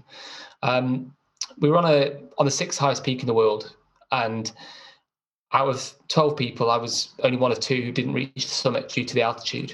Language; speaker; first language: English; native; English